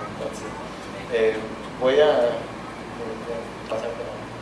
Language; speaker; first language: Spanish; non-native, fluent; English